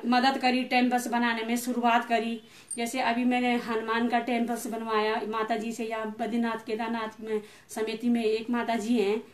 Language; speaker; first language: Hindi; non-native, local second language; Garhwali